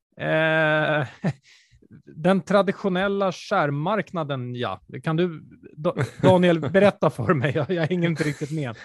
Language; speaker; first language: Swedish; native; Swedish